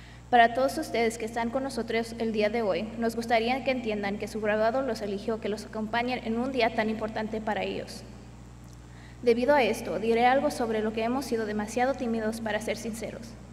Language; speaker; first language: Spanish; early bilingual, other home language; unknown